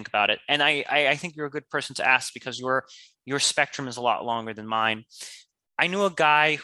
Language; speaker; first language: English; native; English